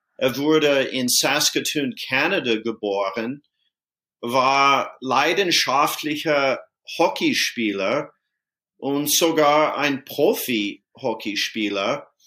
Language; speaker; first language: German; non-native, fluent; English